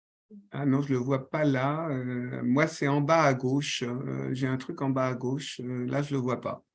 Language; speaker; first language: French; native; French